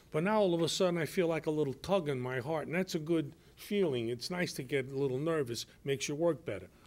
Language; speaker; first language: English; native; English